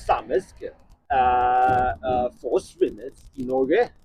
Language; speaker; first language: Norwegian; non-native, learner; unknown